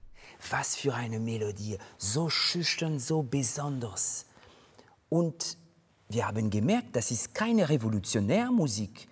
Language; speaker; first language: German; non-native, fluent; French